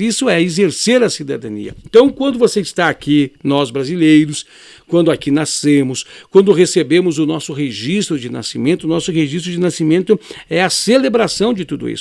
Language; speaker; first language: Portuguese; native; Portuguese